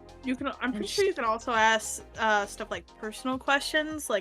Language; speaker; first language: English; native; English